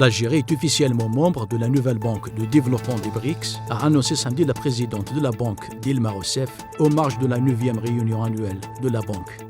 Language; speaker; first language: French; non-native, local second language; Arabic